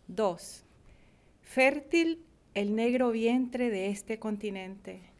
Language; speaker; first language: Spanish; native; Spanish